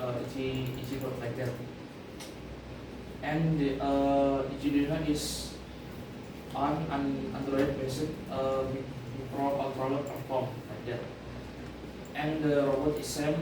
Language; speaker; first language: English; non-native, learner; Indonesian